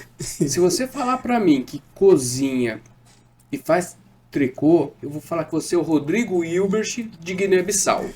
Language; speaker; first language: Portuguese; native; Portuguese